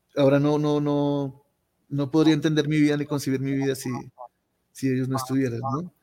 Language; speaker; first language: Spanish; native; Spanish